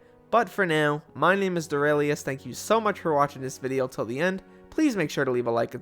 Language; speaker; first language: English; native; English